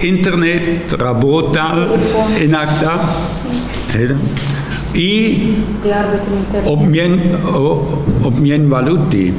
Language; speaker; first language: Russian; non-native, learner; German